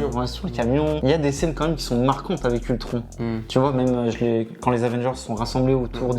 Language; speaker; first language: French; native; French